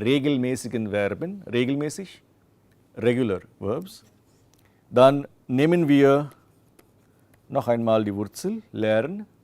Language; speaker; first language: German; non-native, fluent; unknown